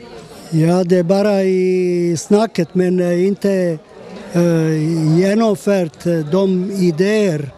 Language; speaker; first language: Swedish; non-native, fluent; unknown